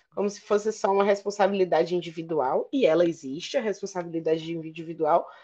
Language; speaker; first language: Portuguese; native; Portuguese